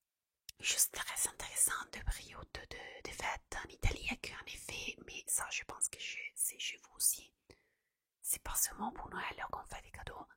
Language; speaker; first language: French; non-native, fluent; Italian